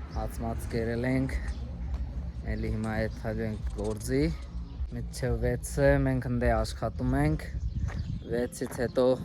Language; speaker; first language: Armenian; non-native, learner; Hindi